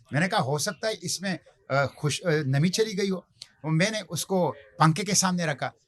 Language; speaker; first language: Urdu; non-native, local second language; Pashto